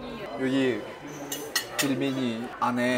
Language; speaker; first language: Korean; non-native, learner; Russian